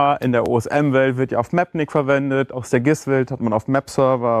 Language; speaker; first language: German; native; German